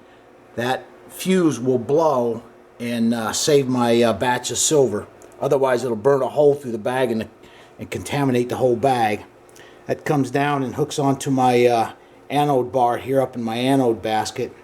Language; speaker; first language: English; native; English